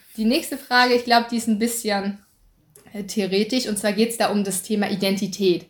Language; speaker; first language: German; native; German